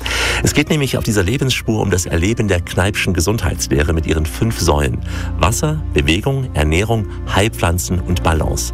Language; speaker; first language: German; native; German